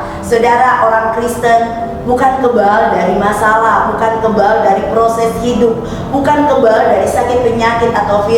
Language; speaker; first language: Indonesian; native; Indonesian